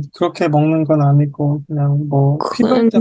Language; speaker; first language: Korean; native; Korean